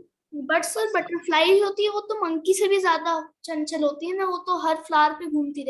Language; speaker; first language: Hindi; native; Hindi